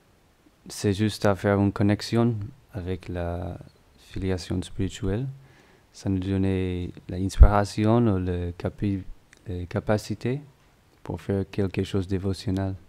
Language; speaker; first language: French; non-native, learner; English